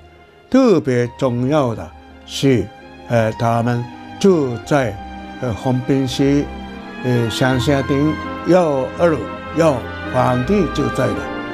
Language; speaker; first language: Chinese; non-native, fluent; Japanese